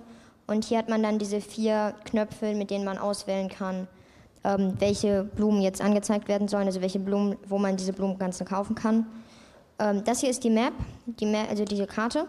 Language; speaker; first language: German; native; German